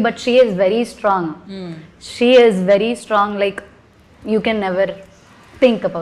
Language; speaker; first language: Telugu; non-native, learner; Malayalam